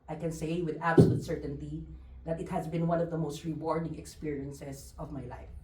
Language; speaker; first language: English; non-native, local second language; Filipino